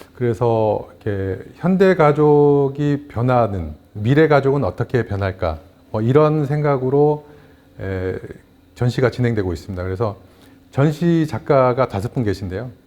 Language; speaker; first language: Korean; native; Korean